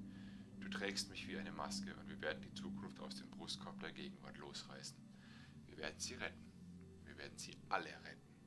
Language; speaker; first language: German; native; German